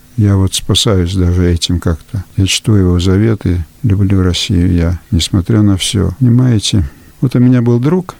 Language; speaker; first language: Russian; early bilingual, heritage; Russian